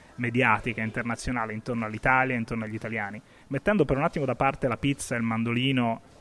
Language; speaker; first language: Italian; native; Italian